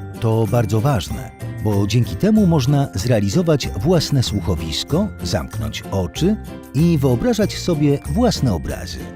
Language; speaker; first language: Polish; native; Polish